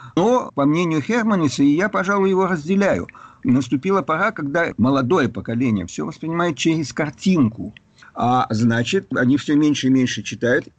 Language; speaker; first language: Russian; native; Russian